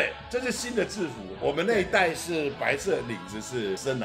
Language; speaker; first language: Chinese; native; Chinese